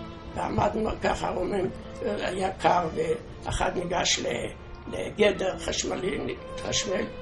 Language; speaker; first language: Hebrew; non-native, fluent; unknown